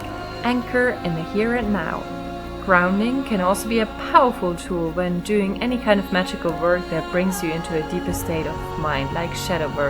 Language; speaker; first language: English; non-native, fluent; German